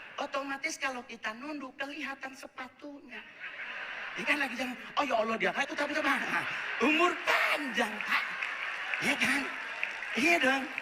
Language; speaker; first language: Indonesian; native; Indonesian